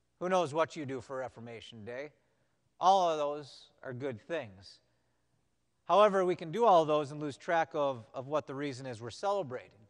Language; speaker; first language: English; native; English